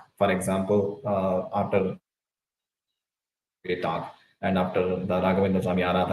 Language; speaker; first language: English; non-native, local second language; Tulu